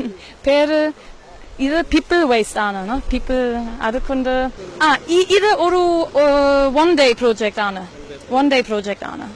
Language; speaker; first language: Malayalam; non-native, learner; German